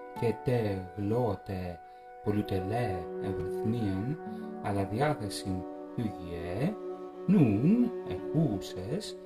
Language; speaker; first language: Greek; non-native, learner; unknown